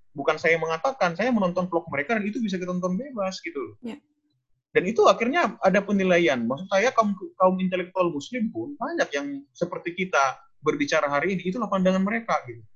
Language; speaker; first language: Indonesian; non-native, local second language; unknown